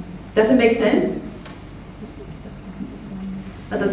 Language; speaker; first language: Indonesian; non-native, fluent; Spanish